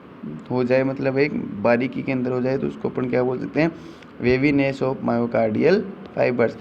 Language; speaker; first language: Hindi; native; Hindi